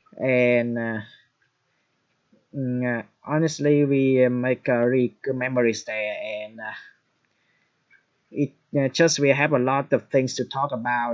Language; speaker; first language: English; non-native, fluent; Vietnamese